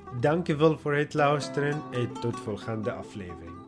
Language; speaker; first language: Dutch; non-native, learner; Arabic